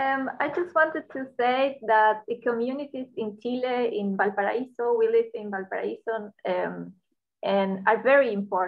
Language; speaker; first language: English; non-native, learner; Spanish